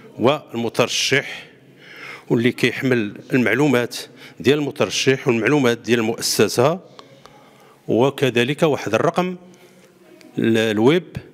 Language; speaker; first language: Arabic; native; Arabic